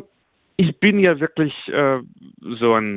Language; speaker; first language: German; non-native, fluent; Russian